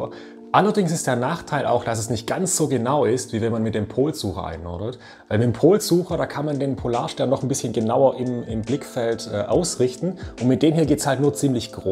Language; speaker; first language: German; native; German